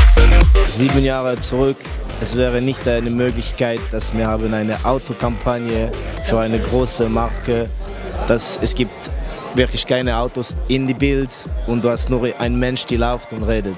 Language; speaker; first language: German; non-native, fluent; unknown